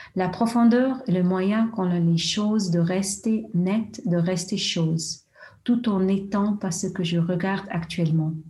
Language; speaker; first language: French; non-native, local second language; German